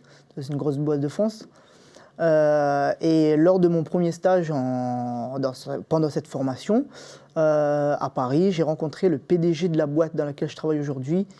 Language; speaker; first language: French; native; French